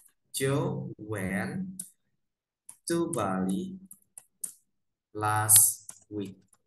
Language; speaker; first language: English; non-native, fluent; Indonesian